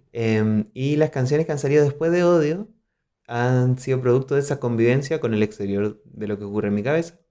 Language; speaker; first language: Spanish; native; Spanish